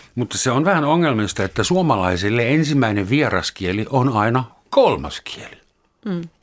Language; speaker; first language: Finnish; native; Finnish